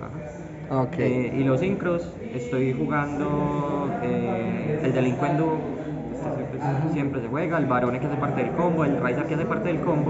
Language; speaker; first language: Spanish; native; Spanish